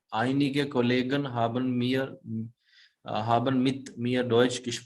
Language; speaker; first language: German; non-native, fluent; Urdu